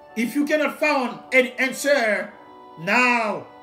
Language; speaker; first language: English; non-native, learner; Haitian Creole